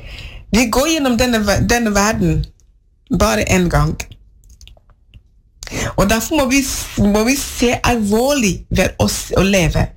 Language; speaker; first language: Norwegian; non-native, learner; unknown